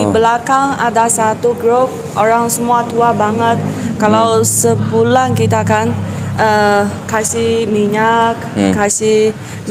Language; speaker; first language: Indonesian; non-native, learner; Chinese